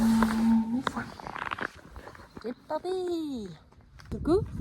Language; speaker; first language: French; native; French